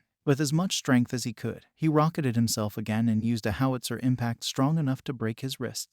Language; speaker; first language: English; native; English